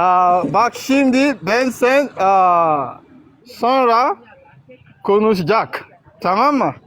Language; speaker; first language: Turkish; non-native, learner; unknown